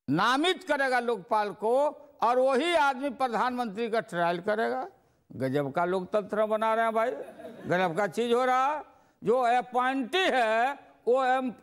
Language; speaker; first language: Hindi; native; Hindi